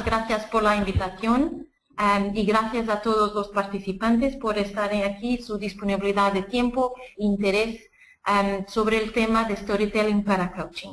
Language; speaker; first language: Spanish; non-native, fluent; Portuguese